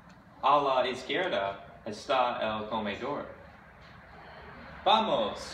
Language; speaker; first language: Spanish; non-native, learner; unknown